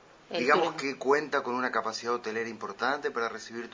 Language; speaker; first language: Spanish; native; Spanish